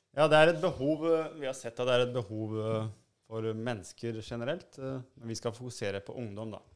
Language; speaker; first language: Norwegian; early bilingual, other home language; Albanian